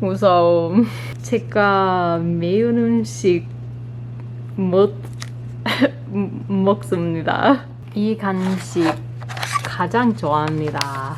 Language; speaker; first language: Korean; non-native, learner; English